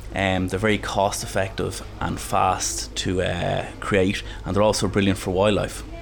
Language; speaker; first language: English; native; English